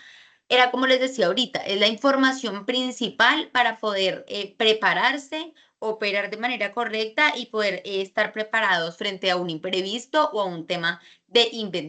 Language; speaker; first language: Spanish; native; Spanish